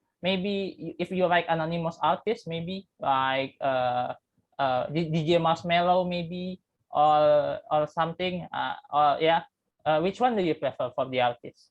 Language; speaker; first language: English; non-native, learner; Indonesian